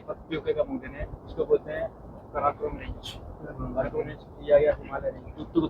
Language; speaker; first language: Hindi; non-native, local second language; Balti